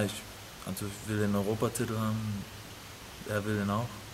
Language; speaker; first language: German; early bilingual, other home language; English